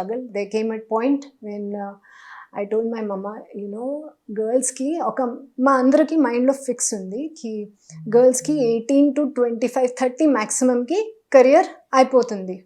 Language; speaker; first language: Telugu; non-native, learner; Hindi